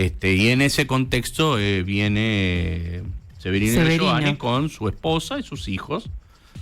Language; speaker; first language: Spanish; native; Spanish